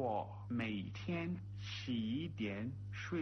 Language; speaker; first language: Chinese; non-native, learner; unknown